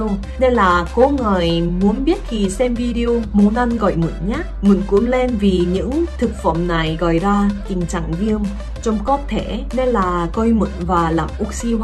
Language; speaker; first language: Vietnamese; non-native, fluent; Korean